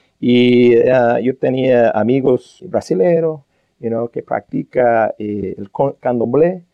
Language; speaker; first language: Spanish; non-native, fluent; English